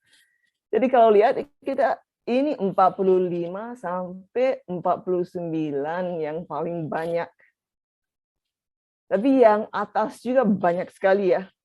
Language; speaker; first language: Indonesian; non-native, fluent; Japanese